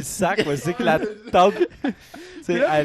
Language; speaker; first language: French; native; French